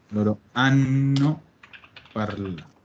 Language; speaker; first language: Italian; non-native, fluent; Spanish